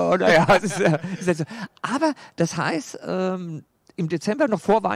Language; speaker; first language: German; native; German